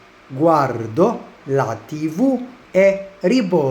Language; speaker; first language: Italian; non-native, learner; Arabic